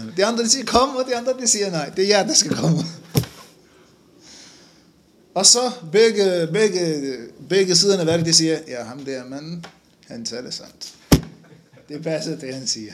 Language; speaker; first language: Danish; non-native, fluent; Arabic